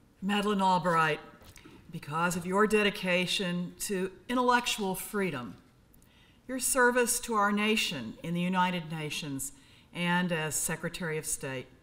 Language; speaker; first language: English; native; English